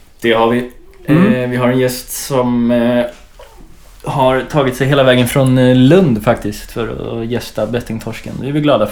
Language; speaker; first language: Swedish; native; Swedish